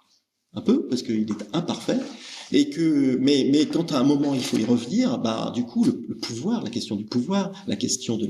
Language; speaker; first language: French; native; French